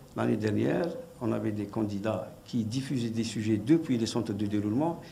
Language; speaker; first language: French; non-native, local second language; Arabic